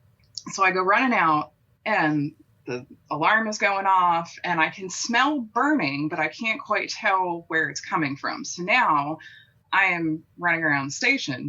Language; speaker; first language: English; native; English